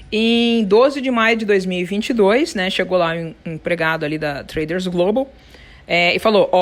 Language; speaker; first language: Portuguese; native; Portuguese